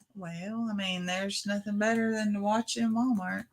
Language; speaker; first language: English; native; English